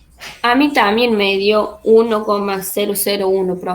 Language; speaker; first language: Spanish; native; Spanish